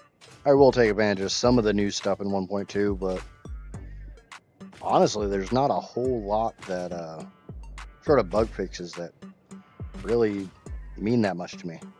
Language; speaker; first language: English; native; English